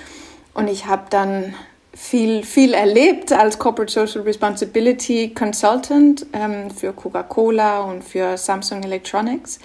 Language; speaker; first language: German; non-native, fluent; Danish